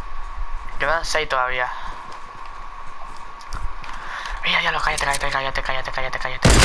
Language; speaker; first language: Spanish; native; Spanish